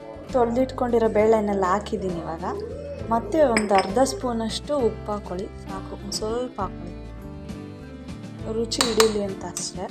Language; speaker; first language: Kannada; native; Kannada